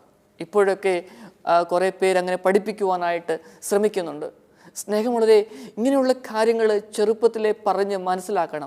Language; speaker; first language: Malayalam; native; Malayalam